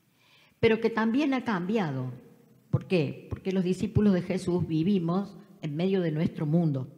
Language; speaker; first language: Spanish; native; Spanish